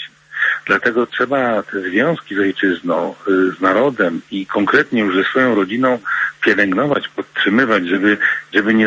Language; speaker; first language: Polish; native; Polish